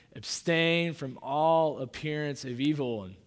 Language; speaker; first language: English; native; English